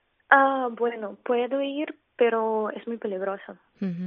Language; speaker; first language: Spanish; non-native, fluent; Ukrainian